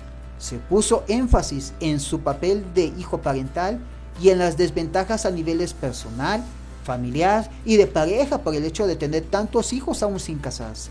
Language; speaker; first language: Spanish; native; Spanish